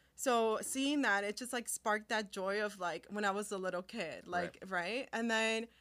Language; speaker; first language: English; early bilingual, other home language; Spanish